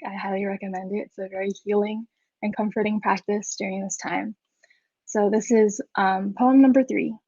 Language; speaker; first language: English; native; English